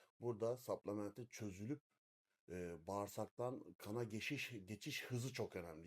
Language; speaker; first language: Turkish; native; Turkish